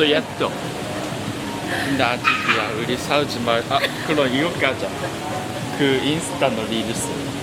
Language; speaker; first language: Korean; non-native, learner; Japanese